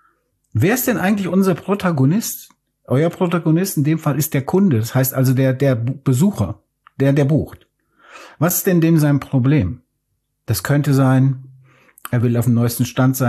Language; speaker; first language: German; native; German